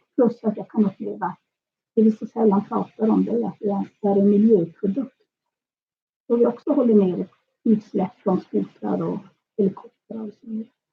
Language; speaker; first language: Swedish; native; Swedish